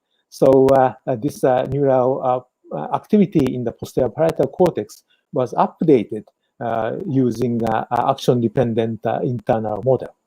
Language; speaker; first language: English; non-native, fluent; Japanese